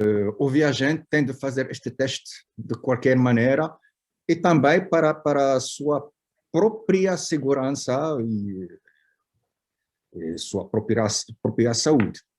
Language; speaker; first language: Portuguese; non-native, fluent; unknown